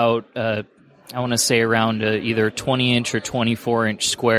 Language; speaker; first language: English; native; English